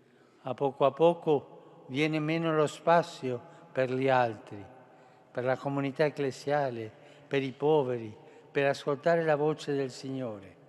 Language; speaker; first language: Italian; non-native, fluent; Spanish